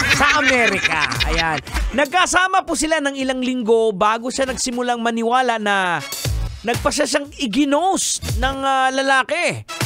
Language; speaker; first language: Filipino; native; Filipino